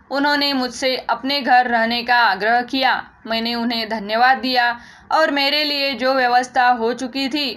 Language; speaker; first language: Hindi; non-native, local second language; Marathi